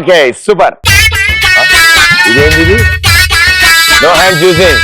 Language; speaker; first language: Telugu; native; Telugu